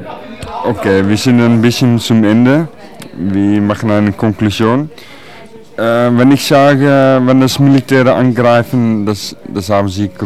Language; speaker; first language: German; non-native, learner; Dutch